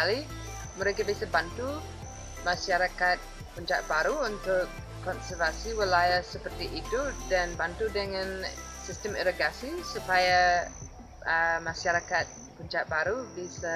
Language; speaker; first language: Indonesian; non-native, fluent; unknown